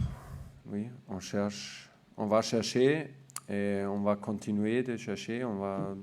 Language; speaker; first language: French; non-native, learner; German